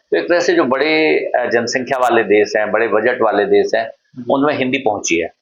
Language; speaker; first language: Hindi; native; Hindi